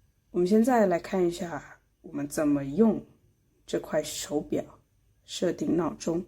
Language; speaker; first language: Chinese; non-native, fluent; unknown